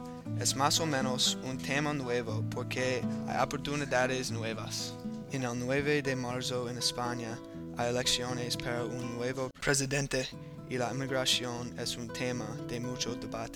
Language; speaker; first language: Spanish; non-native, learner; English